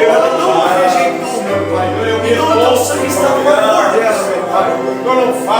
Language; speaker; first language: Portuguese; native; Portuguese